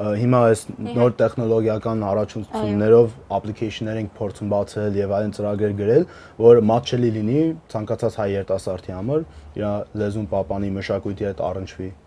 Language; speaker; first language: Armenian; early bilingual, heritage; Armenian